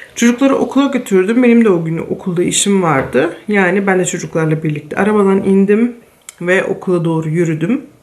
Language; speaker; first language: Turkish; early bilingual, other home language; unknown